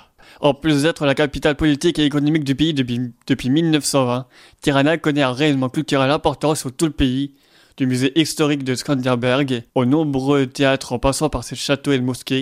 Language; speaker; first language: French; native; French